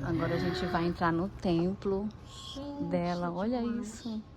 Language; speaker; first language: Portuguese; native; Portuguese